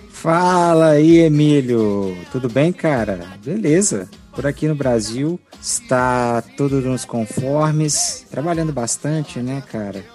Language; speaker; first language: Portuguese; native; Portuguese